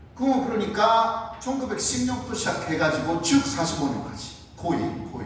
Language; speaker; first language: Korean; non-native, fluent; Japanese